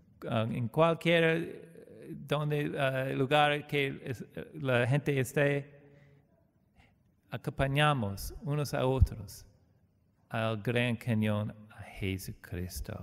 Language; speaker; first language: Spanish; non-native, learner; English